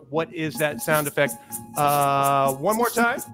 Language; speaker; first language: English; native; English